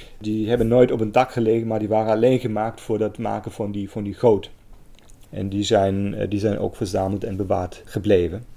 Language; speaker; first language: Dutch; non-native, fluent; German